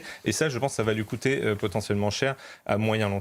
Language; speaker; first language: French; native; French